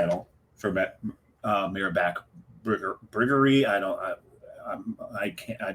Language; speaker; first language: English; native; English